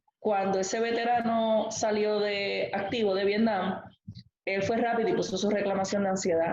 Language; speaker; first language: Spanish; native; Spanish